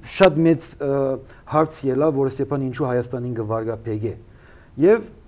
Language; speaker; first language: Armenian; early bilingual, heritage; Armenian